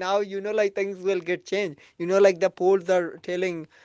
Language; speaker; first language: English; non-native, fluent; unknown